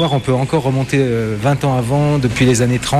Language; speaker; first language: French; native; French